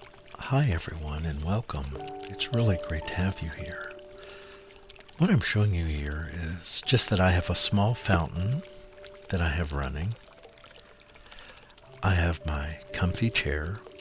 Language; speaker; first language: English; native; English